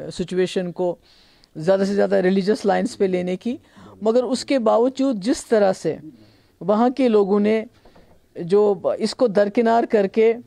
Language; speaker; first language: Hindi; non-native, local second language; Kashmiri